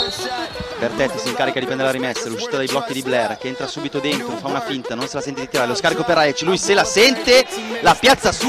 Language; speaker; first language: Italian; native; Italian